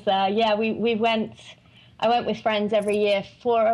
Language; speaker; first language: English; native; English